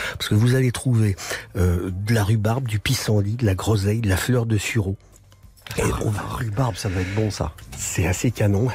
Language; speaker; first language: French; native; French